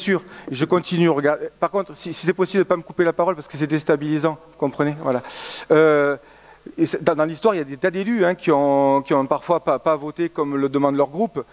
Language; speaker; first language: French; native; French